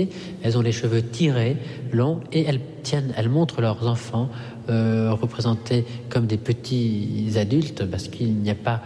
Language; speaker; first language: French; non-native, fluent; Italian